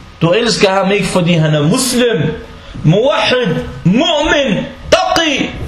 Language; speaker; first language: Danish; non-native, fluent; Arabic